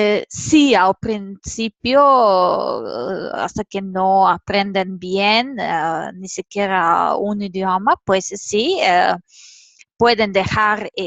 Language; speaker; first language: Spanish; non-native, fluent; Serbian